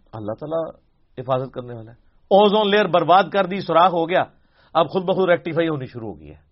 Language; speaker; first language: Urdu; non-native, local second language; Punjabi